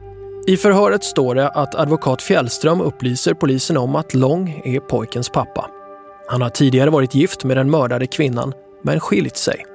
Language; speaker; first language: Swedish; native; Swedish